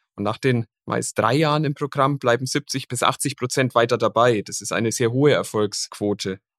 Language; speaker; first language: German; native; German